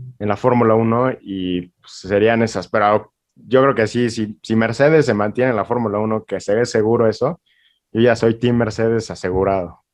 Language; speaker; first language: Spanish; native; Spanish